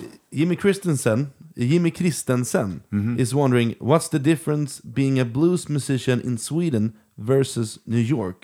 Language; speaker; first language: English; non-native, fluent; Swedish